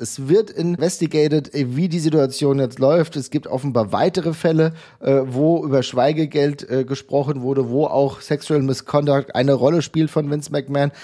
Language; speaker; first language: German; native; German